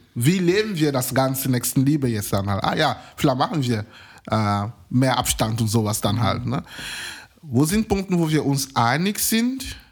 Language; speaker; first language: German; non-native, fluent; French